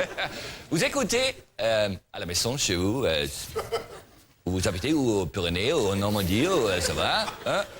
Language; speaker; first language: French; non-native, learner; German